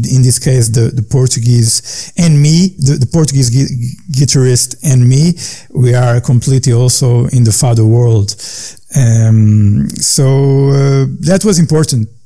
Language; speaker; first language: English; non-native, learner; Portuguese